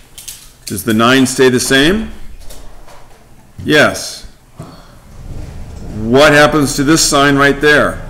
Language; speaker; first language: English; native; English